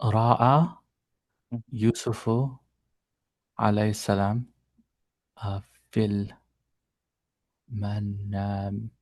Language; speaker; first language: Arabic; non-native, learner; English